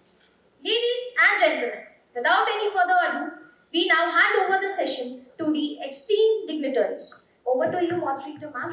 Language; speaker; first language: English; non-native, local second language; Hindi